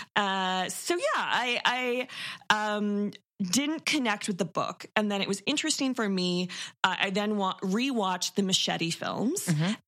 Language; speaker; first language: English; native; English